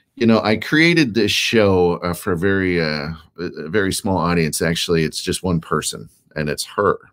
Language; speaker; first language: English; native; English